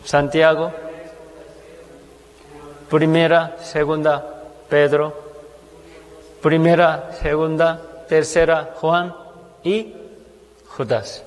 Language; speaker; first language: Spanish; non-native, fluent; Korean